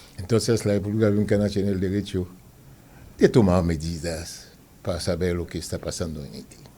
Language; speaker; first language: Spanish; non-native, fluent; Haitian Creole